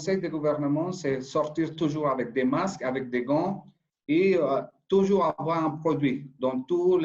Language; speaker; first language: French; non-native, fluent; Spanish